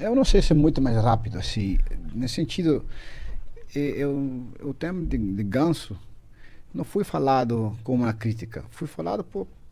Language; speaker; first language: Portuguese; non-native, fluent; Dutch